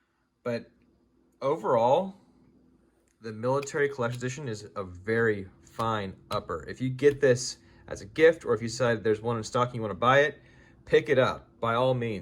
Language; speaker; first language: English; native; English